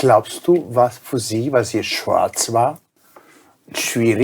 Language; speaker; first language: German; non-native, fluent; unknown